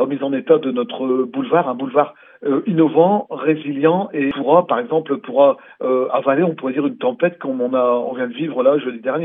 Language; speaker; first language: French; native; French